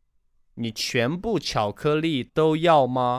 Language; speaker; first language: Chinese; non-native, learner; English